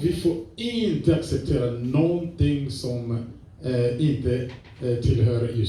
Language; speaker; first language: Swedish; non-native, fluent; French